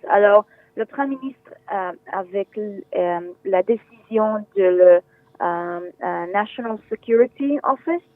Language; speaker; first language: French; non-native, fluent; Hebrew